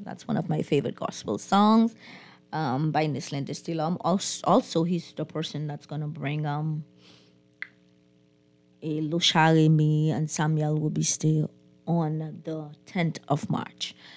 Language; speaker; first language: English; non-native, local second language; French